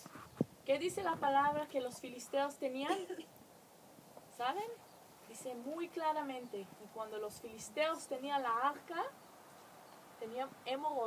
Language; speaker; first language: Spanish; non-native, fluent; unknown